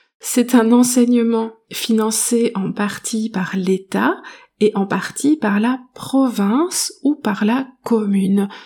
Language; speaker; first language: French; native; French